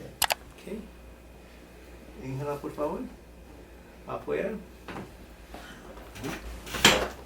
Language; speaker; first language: Spanish; early bilingual, heritage; English